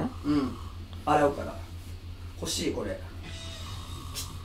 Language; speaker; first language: Japanese; native; Japanese